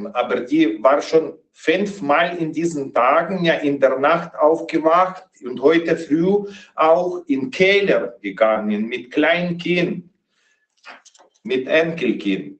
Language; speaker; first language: German; non-native, fluent; Ukrainian